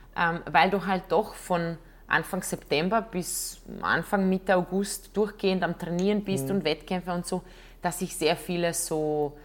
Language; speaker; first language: German; non-native, fluent; Croatian